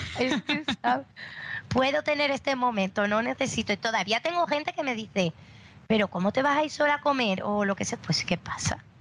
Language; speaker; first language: Spanish; native; Spanish